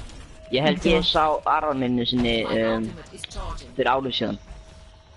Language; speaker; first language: Icelandic; early bilingual, other home language; Norwegian